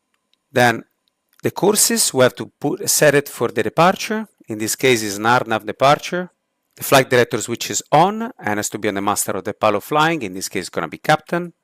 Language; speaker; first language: English; non-native, fluent; Italian